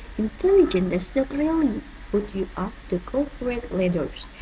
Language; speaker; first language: English; non-native, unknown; Indonesian